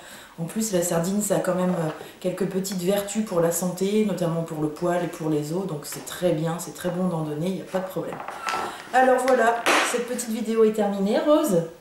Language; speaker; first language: French; native; French